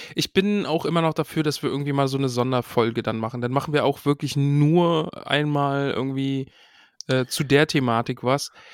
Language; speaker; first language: German; native; German